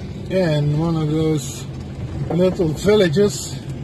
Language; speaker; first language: English; non-native, fluent; Dutch